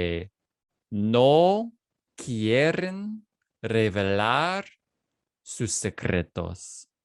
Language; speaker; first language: Spanish; non-native, fluent; English